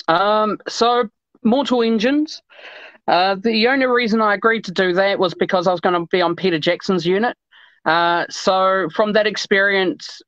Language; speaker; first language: English; native; English